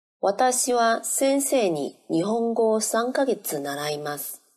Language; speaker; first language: Japanese; non-native, learner; Chinese